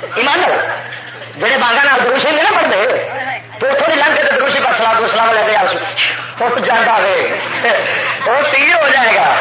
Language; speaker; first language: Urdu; non-native, local second language; Punjabi